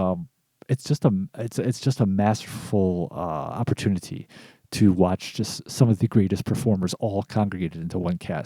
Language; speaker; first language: English; native; English